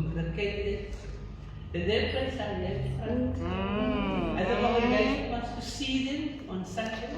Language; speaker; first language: English; non-native, local second language; Afrikaans